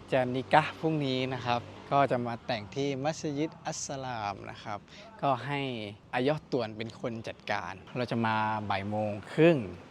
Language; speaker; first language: Thai; non-native, local second language; Malay